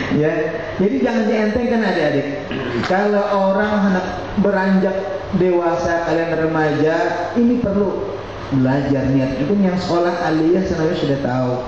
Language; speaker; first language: Malay; non-native, local second language; Banjar